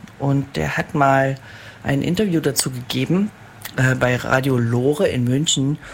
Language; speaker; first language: German; native; German